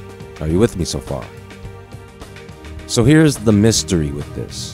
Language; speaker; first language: English; native; English